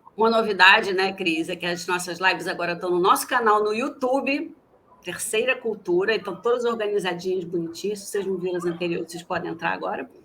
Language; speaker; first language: Portuguese; native; Portuguese